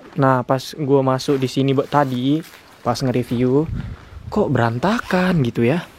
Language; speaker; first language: Indonesian; native; Indonesian